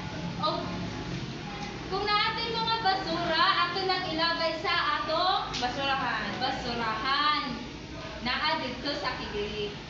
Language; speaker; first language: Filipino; non-native, local second language; Cebuano